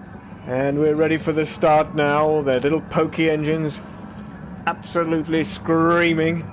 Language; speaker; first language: English; native; English